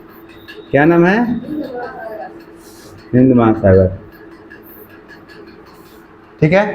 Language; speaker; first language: Hindi; native; Hindi